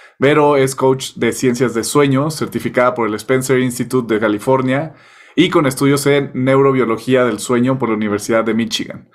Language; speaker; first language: Spanish; native; Spanish